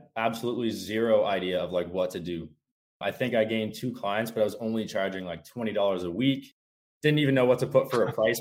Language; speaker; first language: English; native; English